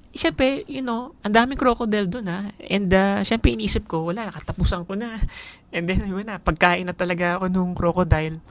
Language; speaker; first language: Filipino; native; Filipino